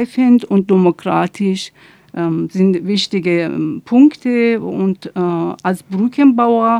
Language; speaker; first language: German; non-native, fluent; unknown